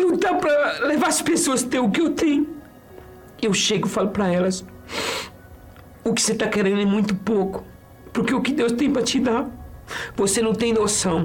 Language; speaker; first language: Portuguese; native; Portuguese